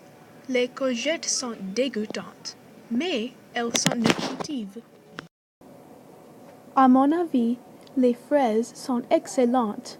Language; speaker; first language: French; non-native, learner; English